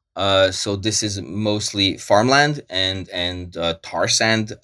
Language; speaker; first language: English; early bilingual, other home language; Polish